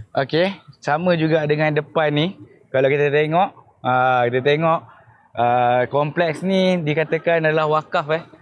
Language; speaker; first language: Malay; native; Malay